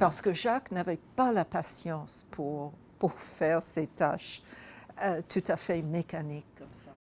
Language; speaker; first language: French; non-native, fluent; English